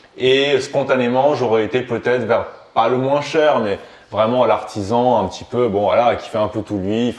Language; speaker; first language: French; early bilingual, other home language; Romanian